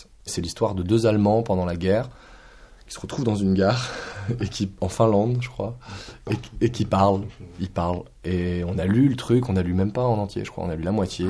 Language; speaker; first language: French; native; French